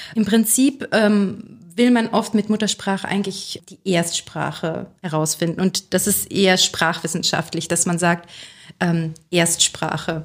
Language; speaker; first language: German; early bilingual, other home language; Russian